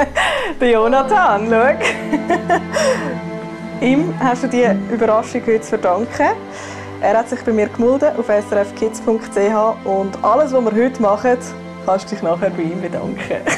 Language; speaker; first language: German; native; German